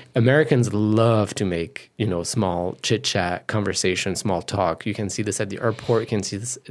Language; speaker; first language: English; non-native, fluent; French